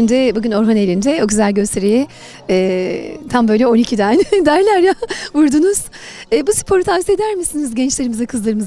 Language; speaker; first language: Turkish; native; Turkish